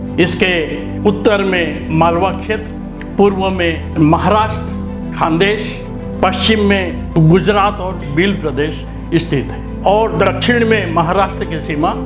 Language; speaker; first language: Hindi; native; Hindi